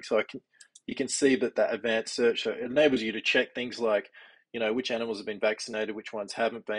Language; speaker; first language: English; native; English